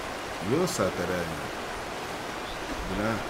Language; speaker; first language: Italian; early bilingual, heritage; Italian